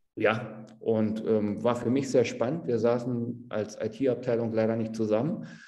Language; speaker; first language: German; native; German